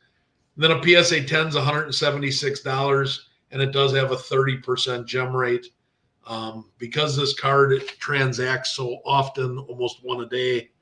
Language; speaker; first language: English; native; English